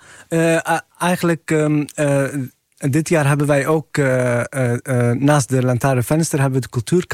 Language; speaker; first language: Dutch; non-native, fluent; Arabic